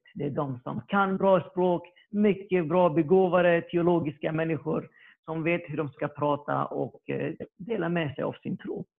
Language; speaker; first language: Swedish; early bilingual, other home language; Arabic